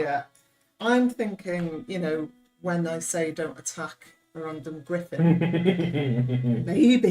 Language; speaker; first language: English; native; English